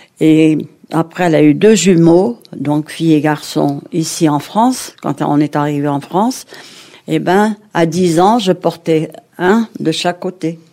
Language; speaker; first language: French; early bilingual, other home language; Kabyle